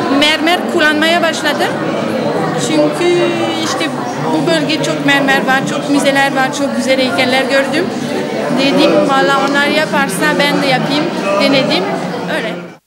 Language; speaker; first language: Turkish; non-native, learner; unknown